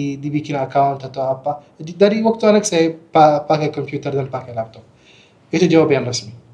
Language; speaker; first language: Indonesian; non-native, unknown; Arabic